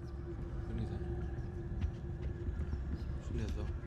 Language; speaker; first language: Greek; native; Greek